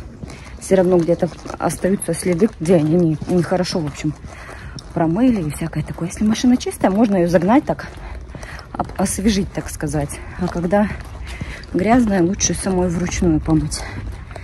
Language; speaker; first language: Russian; native; Russian